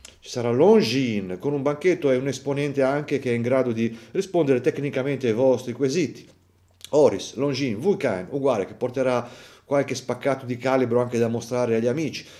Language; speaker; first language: Italian; native; Italian